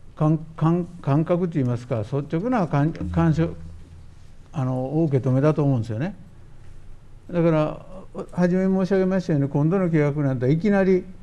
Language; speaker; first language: Japanese; native; Japanese